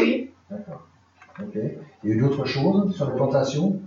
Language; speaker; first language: French; native; French